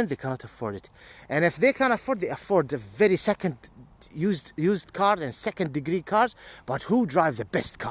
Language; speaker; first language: English; non-native, fluent; Arabic